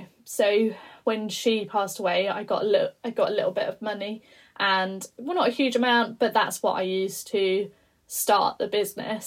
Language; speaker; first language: English; native; English